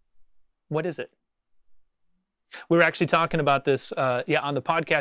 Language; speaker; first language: English; native; English